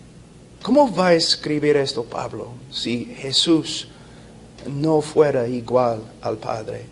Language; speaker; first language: Spanish; non-native, fluent; English